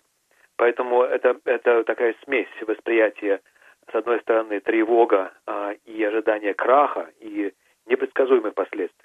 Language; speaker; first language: Russian; native; Russian